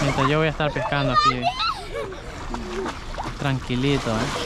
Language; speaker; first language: Spanish; native; Spanish